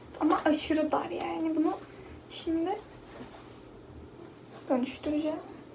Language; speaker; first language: Turkish; native; Turkish